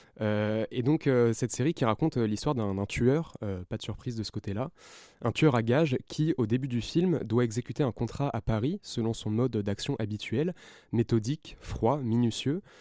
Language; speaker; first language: French; native; French